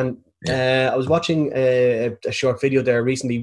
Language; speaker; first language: English; native; English